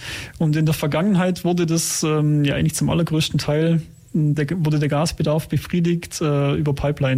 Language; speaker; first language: German; native; German